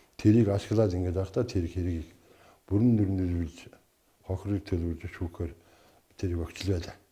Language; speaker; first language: Mongolian; non-native, local second language; Kazakh